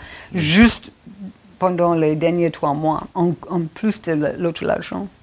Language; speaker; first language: French; non-native, fluent; English